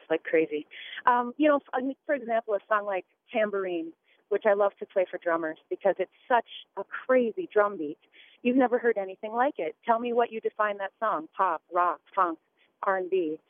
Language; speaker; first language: English; native; English